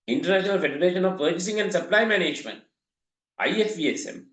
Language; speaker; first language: English; non-native, local second language; Sinhala